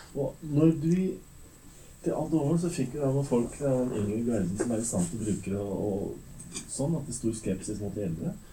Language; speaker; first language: Norwegian; native; Norwegian